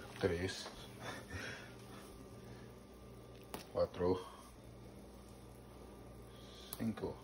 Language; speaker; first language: Spanish; non-native, learner; English